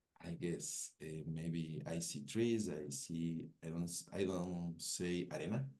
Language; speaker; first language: English; non-native, learner; Spanish